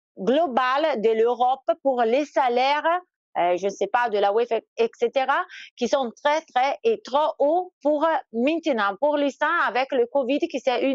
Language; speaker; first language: French; non-native, fluent; Italian